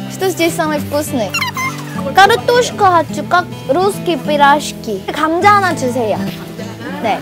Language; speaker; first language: Russian; non-native, learner; Korean